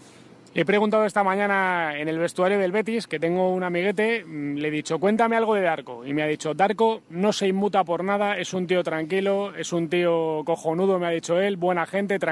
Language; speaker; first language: Spanish; native; Spanish